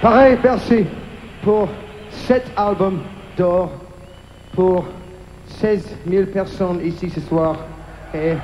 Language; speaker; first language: French; non-native, learner; English